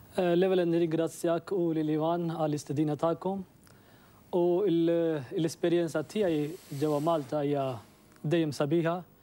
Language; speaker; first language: Maltese; non-native, fluent; Urdu